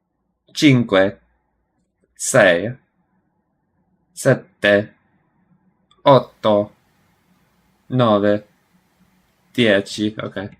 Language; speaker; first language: Italian; non-native, learner; English